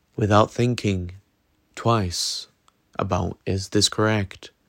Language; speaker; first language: English; non-native, fluent; Norwegian